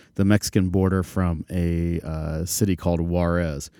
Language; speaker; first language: English; native; English